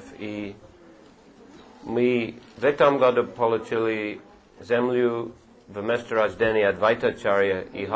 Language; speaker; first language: Russian; non-native, fluent; English